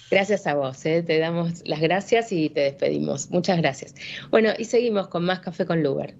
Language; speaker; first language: Spanish; native; Spanish